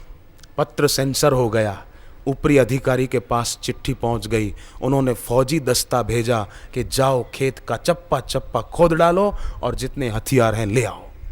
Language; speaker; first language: Hindi; native; Hindi